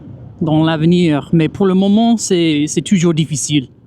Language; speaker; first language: French; non-native, fluent; English